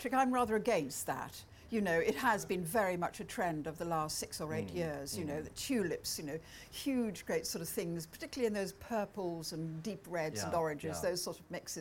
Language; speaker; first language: English; native; English